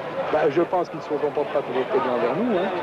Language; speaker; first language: French; native; French